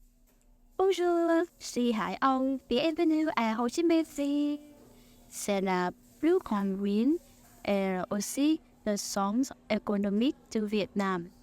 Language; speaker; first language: French; non-native, fluent; Vietnamese